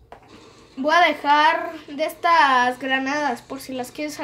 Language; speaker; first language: Spanish; native; Spanish